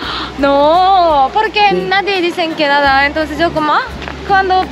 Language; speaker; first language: Spanish; non-native, learner; Japanese